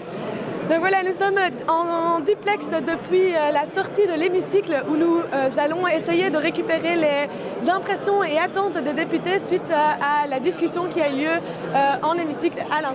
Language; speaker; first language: French; native; French